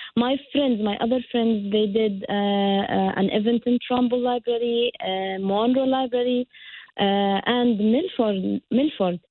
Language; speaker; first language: English; non-native, fluent; Arabic